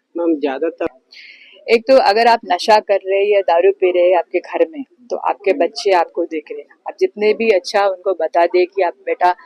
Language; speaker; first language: Hindi; non-native, local second language; Marathi